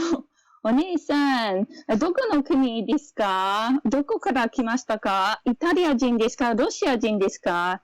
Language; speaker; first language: Japanese; non-native, fluent; English